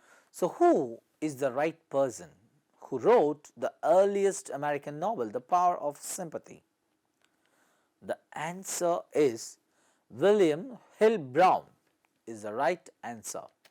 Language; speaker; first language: English; non-native, local second language; Tamil